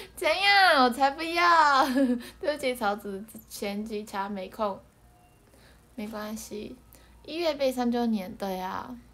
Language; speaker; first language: Chinese; non-native, fluent; Japanese